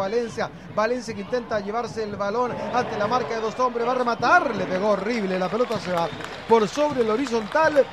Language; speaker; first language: Spanish; native; Spanish